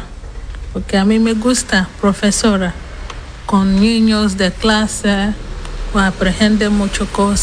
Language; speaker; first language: Spanish; non-native, learner; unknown